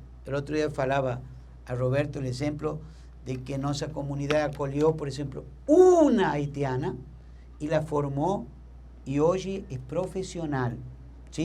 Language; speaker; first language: Portuguese; non-native, learner; Spanish